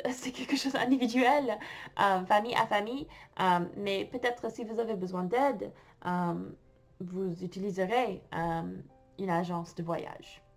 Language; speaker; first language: French; non-native, fluent; English